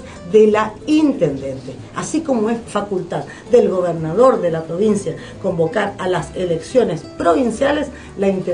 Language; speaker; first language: Spanish; native; Spanish